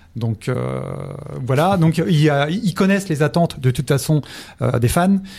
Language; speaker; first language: French; native; French